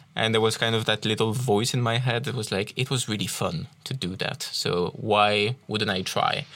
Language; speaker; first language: English; non-native, fluent; French